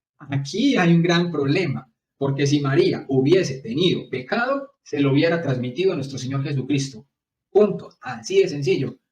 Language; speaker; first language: Spanish; native; Spanish